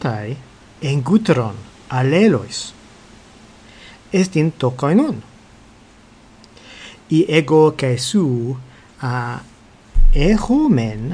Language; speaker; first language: Greek; non-native, fluent; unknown